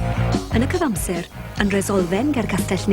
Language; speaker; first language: Welsh; native; Welsh